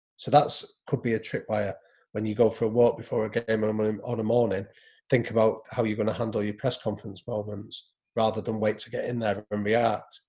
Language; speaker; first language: English; native; English